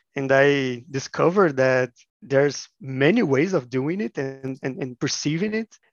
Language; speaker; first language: English; non-native, fluent; Portuguese